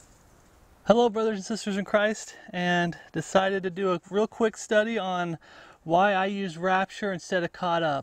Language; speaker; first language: English; native; English